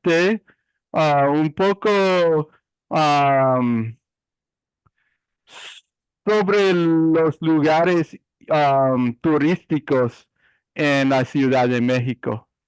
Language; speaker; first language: Spanish; non-native, learner; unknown